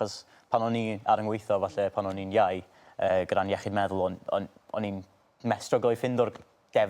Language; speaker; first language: Welsh; native; Welsh